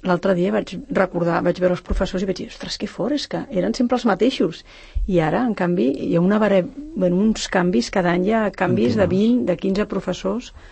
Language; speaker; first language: Catalan; native; Catalan